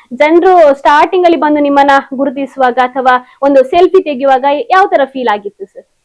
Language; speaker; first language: Kannada; native; Kannada